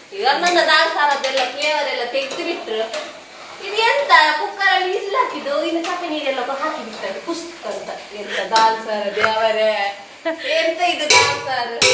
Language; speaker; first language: Kannada; non-native, local second language; Tulu